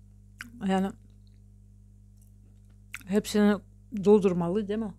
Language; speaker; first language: Turkish; non-native, learner; Russian